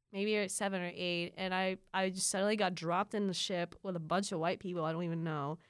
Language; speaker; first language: English; early bilingual, other home language; Filipino